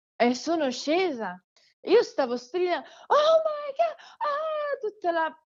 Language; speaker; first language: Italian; early bilingual, heritage; Italian